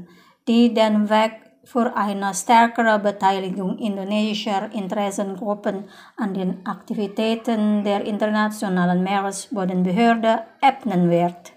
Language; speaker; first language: German; non-native, fluent; Indonesian